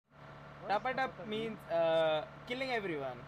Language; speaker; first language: English; non-native, local second language; Hindi